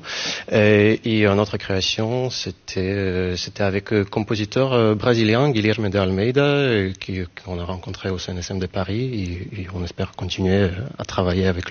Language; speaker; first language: French; non-native, fluent; Ukrainian